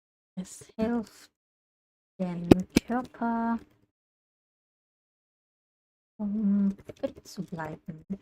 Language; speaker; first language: German; non-native, learner; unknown